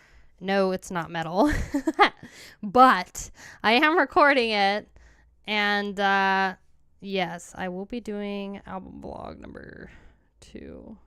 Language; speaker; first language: English; native; English